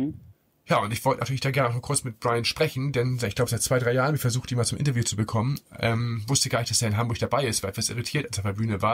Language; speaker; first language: German; native; German